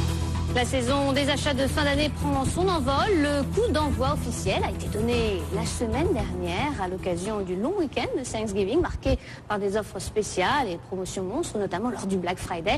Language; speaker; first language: French; native; French